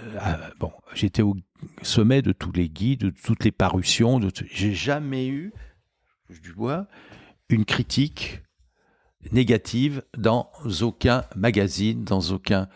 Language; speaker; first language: French; native; French